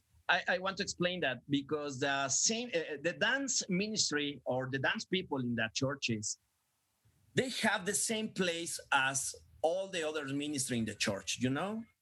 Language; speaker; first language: English; non-native, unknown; Spanish